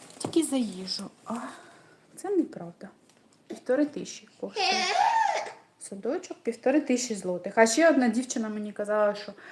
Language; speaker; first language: Ukrainian; non-native, local second language; Russian